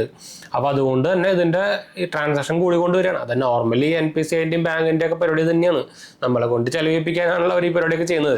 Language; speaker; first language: Malayalam; native; Malayalam